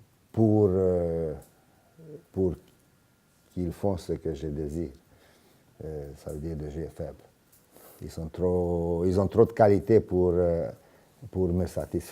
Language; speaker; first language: French; non-native, fluent; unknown